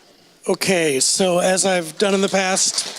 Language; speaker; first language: English; native; English